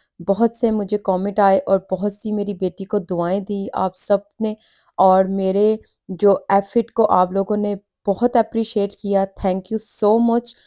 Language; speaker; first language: Urdu; native; Urdu